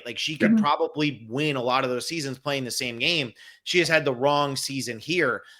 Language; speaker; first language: English; native; English